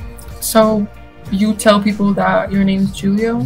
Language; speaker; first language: English; non-native, fluent; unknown